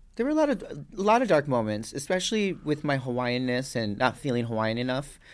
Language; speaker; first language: English; native; English